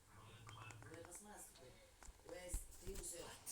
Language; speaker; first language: French; native; French